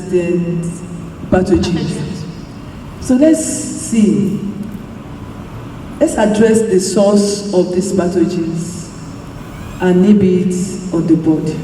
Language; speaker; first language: English; non-native, local second language; Yoruba